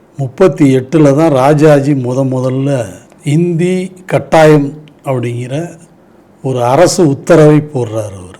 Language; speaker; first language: Tamil; native; Tamil